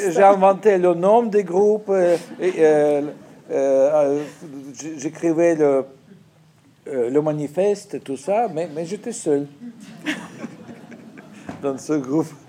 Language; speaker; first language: French; non-native, fluent; Russian